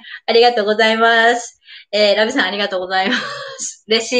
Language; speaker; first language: Japanese; native; Japanese